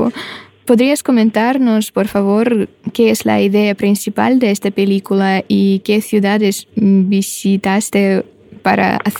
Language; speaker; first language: Spanish; non-native, fluent; Russian